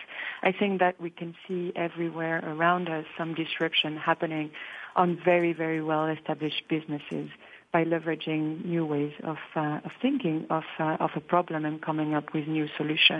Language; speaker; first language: English; non-native, fluent; French